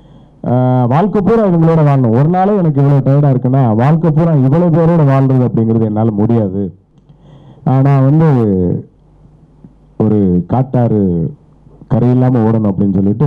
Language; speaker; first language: Tamil; native; Tamil